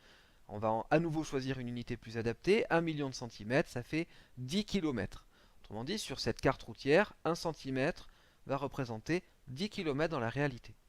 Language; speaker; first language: French; native; French